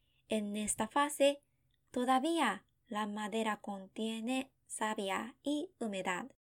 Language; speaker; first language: Spanish; non-native, fluent; Japanese